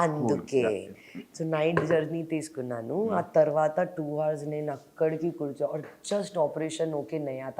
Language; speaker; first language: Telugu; non-native, fluent; Hindi